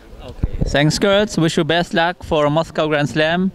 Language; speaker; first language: English; non-native, learner; German